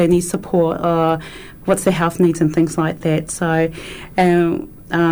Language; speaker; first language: English; native; English